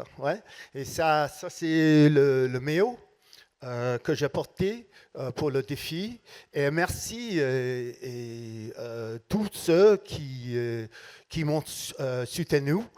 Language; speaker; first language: French; non-native, learner; English